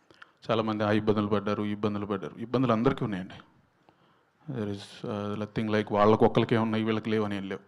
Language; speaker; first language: Telugu; native; Telugu